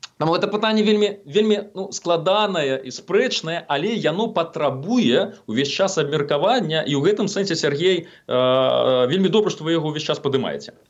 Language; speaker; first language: Belarusian; native; Belarusian